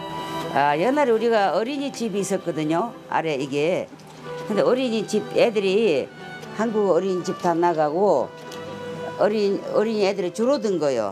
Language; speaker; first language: Korean; early bilingual, heritage; Korean